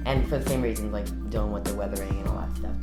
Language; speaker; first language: English; native; English